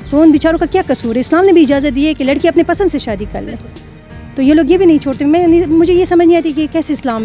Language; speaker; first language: Hindi; non-native, fluent; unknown